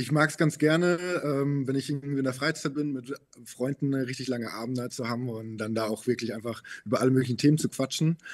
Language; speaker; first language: German; native; German